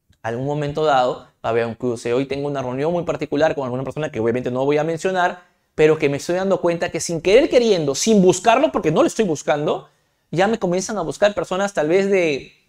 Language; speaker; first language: Spanish; native; Spanish